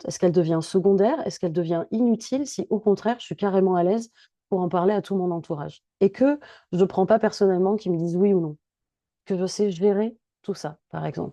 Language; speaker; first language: French; native; French